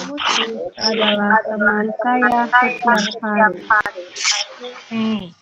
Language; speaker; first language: Indonesian; non-native, learner; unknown